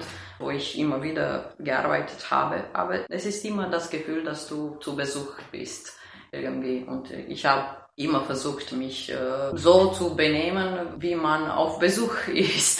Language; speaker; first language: German; non-native, fluent; Romanian